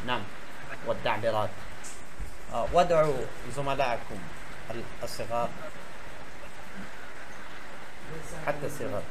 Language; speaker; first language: Arabic; non-native, fluent; Bangla